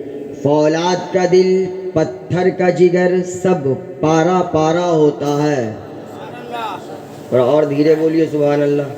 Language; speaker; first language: Hindi; native; Hindi